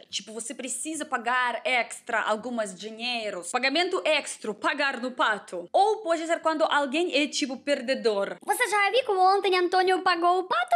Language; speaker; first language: Portuguese; non-native, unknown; Russian